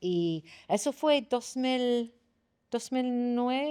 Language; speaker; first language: Spanish; non-native, fluent; English